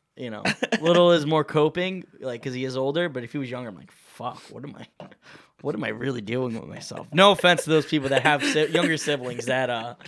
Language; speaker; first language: English; native; English